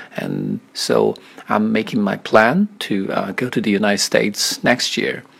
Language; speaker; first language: English; non-native, fluent; Chinese